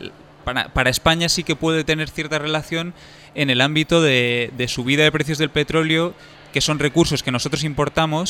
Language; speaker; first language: Spanish; native; Spanish